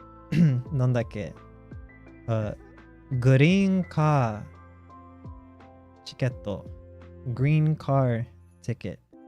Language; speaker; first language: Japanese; non-native, learner; English